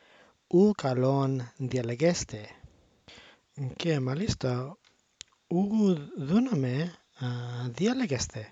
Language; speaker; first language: Greek; non-native, learner; English